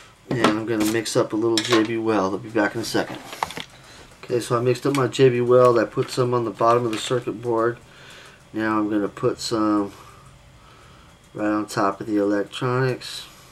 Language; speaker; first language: English; native; English